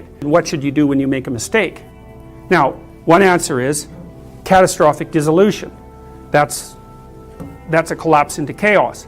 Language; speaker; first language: English; native; English